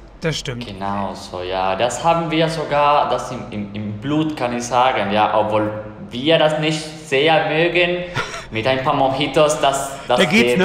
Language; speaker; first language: German; non-native, fluent; Spanish